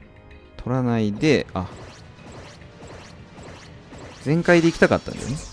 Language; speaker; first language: Japanese; native; Japanese